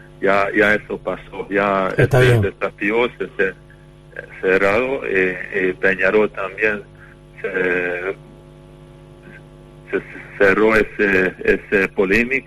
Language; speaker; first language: Spanish; non-native, fluent; Hungarian